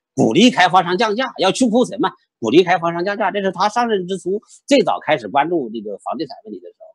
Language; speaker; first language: Chinese; native; Chinese